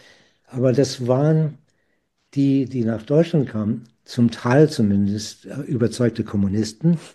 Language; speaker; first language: German; non-native, fluent; English